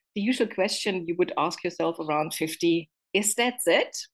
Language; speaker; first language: English; non-native, fluent; German